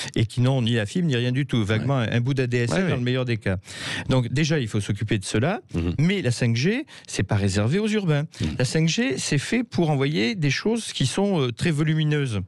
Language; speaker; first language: French; native; French